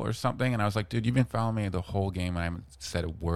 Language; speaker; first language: English; native; English